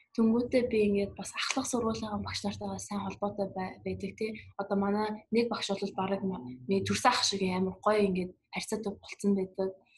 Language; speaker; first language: Mongolian; early bilingual, heritage; Mongolian